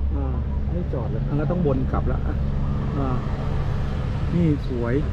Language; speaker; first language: Thai; native; Thai